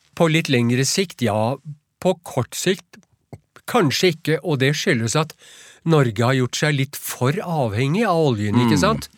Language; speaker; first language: Norwegian; native; Norwegian